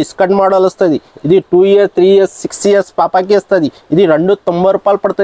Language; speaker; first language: Telugu; non-native, local second language; Urdu